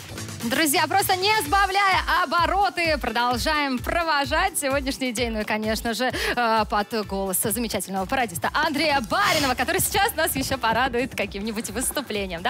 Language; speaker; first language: Russian; native; Russian